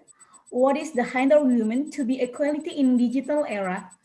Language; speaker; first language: English; non-native, learner; Indonesian